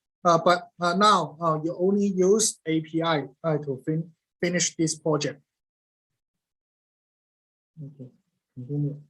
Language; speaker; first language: English; non-native, learner; Cantonese